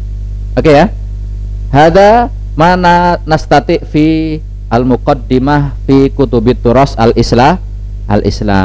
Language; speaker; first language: Arabic; non-native, fluent; Indonesian